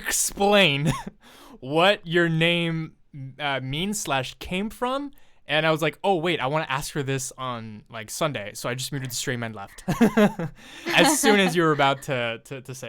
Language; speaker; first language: English; non-native, fluent; French